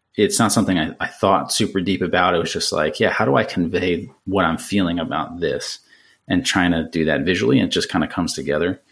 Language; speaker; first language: English; native; English